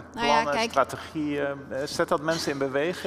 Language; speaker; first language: Dutch; native; Dutch